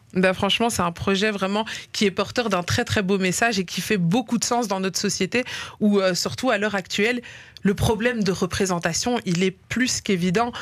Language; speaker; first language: French; early bilingual, other home language; Lingala